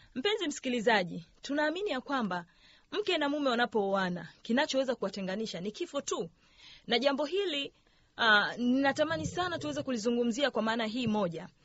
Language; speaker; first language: Swahili; native; Swahili